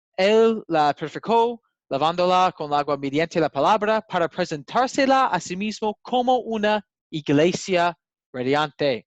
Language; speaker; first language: Spanish; non-native, learner; English